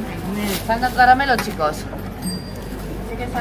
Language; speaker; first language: Spanish; native; Spanish